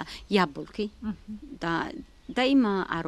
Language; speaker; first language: Bulgarian; non-native, learner; Arabic